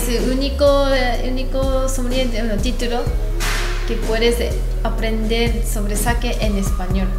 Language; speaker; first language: Spanish; non-native, fluent; Japanese